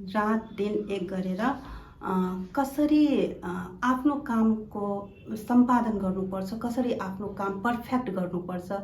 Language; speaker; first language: Nepali; non-native, local second language; Maithili